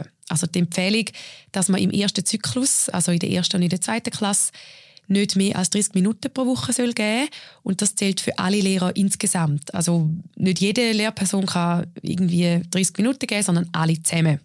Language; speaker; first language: German; native; German